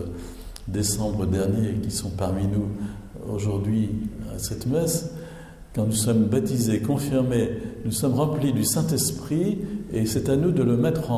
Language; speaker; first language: French; native; French